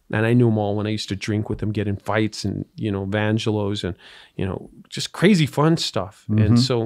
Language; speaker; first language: English; native; English